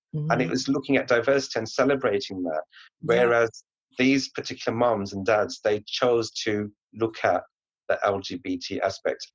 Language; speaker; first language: English; native; English